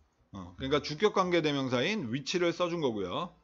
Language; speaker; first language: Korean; native; Korean